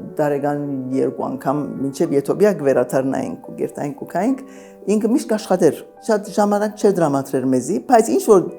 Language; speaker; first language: Armenian; early bilingual, heritage; Armenian